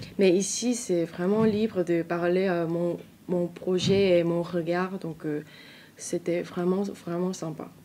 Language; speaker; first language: French; non-native, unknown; Korean